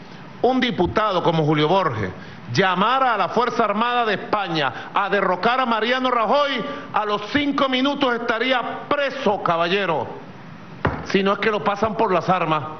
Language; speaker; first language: Spanish; native; Spanish